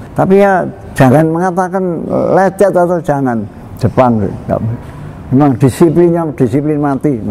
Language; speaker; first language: Indonesian; non-native, local second language; Javanese